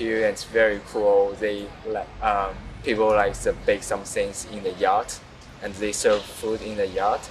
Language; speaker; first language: English; non-native, learner; Chinese